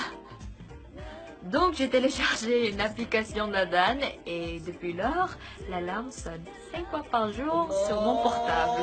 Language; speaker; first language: French; non-native, fluent; Korean